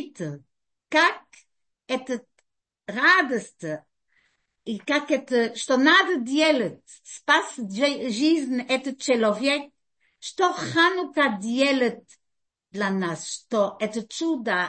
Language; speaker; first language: Russian; early bilingual, heritage; Russian